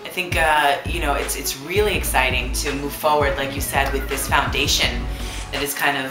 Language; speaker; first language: English; native; English